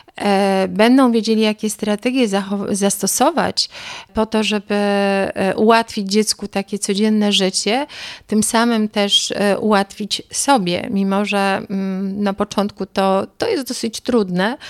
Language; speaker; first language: Polish; native; Polish